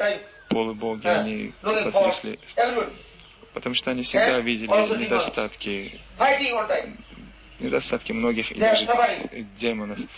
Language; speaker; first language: Russian; non-native, learner; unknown